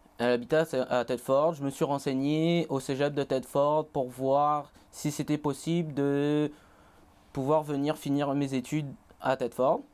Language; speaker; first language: French; native; French